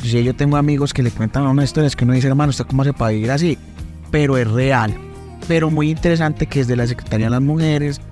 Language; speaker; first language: Spanish; native; Spanish